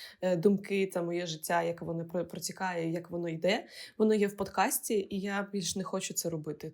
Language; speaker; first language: Ukrainian; non-native, local second language; Russian